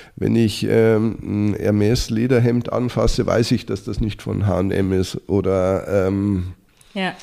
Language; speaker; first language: German; native; German